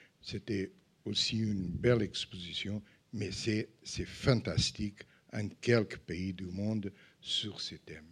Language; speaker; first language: French; non-native, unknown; Portuguese